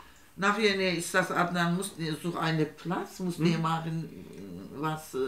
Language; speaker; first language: German; non-native, learner; Turkish